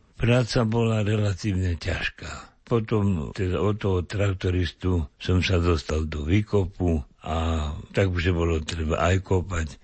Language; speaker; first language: Slovak; native; Slovak